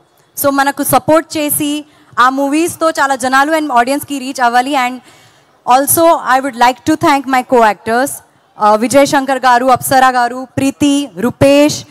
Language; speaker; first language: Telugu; non-native, learner; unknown